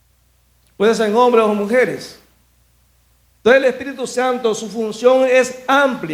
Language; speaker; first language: Spanish; native; Spanish